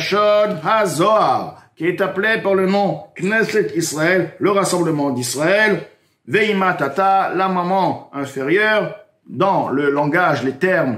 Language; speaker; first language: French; native; French